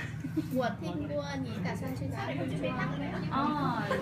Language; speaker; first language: Chinese; non-native, learner; Vietnamese